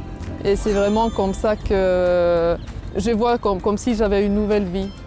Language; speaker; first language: French; non-native, fluent; Finnish